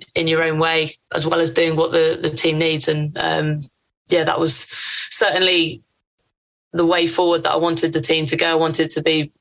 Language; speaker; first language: English; native; English